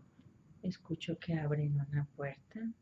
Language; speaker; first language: Spanish; native; Spanish